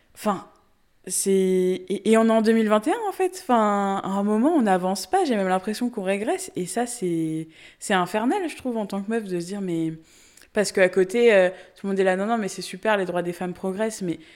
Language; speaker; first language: French; native; French